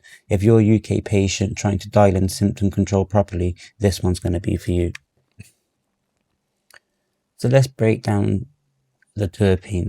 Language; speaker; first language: English; native; English